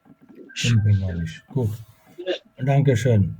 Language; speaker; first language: German; non-native, fluent; Bangla